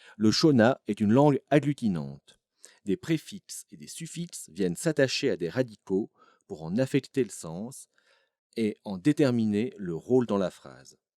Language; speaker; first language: French; native; French